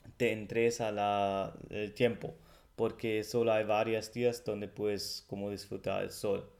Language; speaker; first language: Spanish; non-native, fluent; German